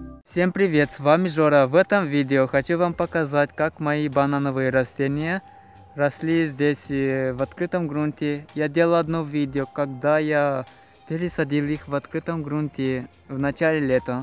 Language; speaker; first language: Russian; non-native, fluent; Romanian